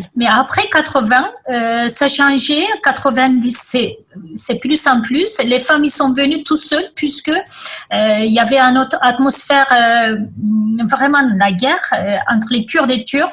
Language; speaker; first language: French; non-native, fluent; Kurdish